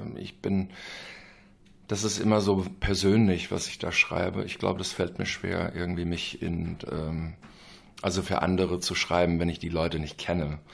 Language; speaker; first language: German; non-native, fluent; English